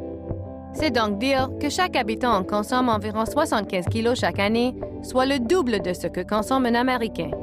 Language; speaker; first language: French; native; French